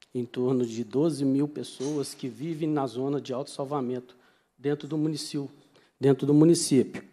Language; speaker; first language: Portuguese; native; Portuguese